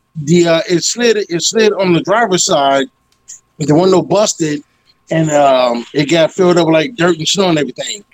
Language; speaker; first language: English; native; English